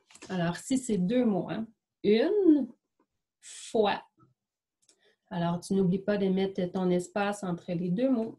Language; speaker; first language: French; native; French